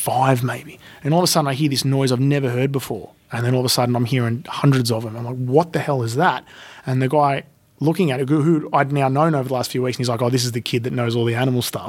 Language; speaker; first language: English; native; English